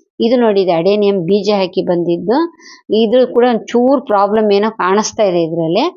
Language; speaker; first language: Kannada; native; Kannada